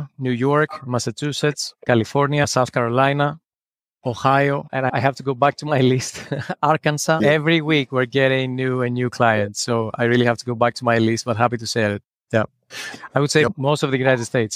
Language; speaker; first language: English; non-native, fluent; Greek